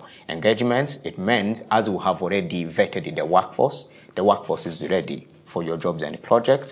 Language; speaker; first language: English; non-native, local second language; Kinyarwanda